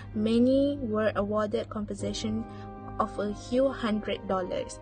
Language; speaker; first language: English; non-native, local second language; Malay